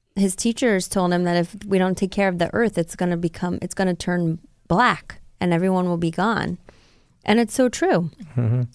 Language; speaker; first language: English; native; English